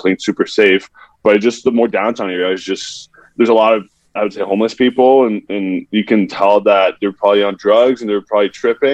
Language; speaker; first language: English; non-native, fluent; French